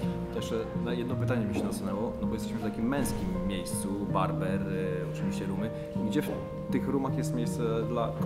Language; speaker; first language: Polish; native; Polish